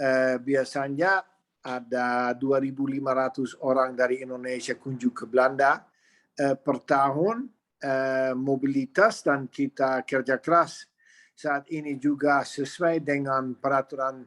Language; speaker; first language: Indonesian; non-native, fluent; Dutch